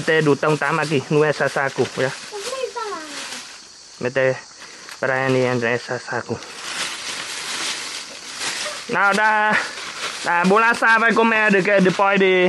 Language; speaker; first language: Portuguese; non-native, learner; Vietnamese